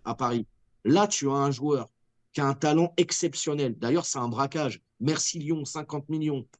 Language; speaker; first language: French; native; French